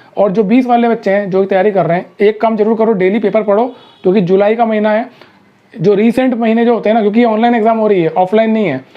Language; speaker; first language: Hindi; native; Hindi